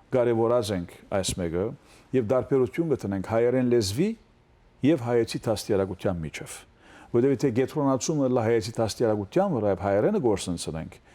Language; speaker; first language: Armenian; early bilingual, heritage; Armenian